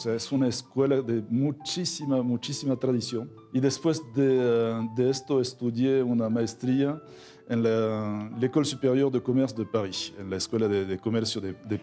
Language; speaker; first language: Spanish; non-native, fluent; French